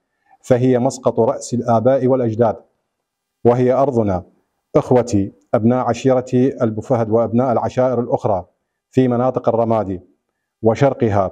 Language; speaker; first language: Arabic; native; Arabic